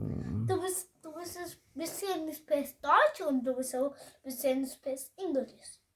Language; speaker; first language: German; non-native, learner; Hindi